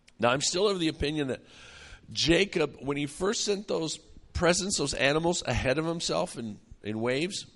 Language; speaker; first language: English; native; English